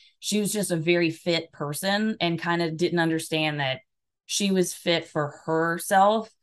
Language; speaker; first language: English; native; English